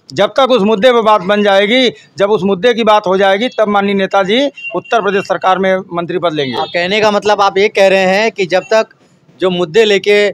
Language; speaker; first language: Hindi; native; Hindi